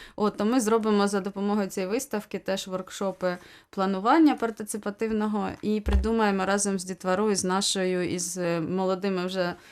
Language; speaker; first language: Ukrainian; native; Ukrainian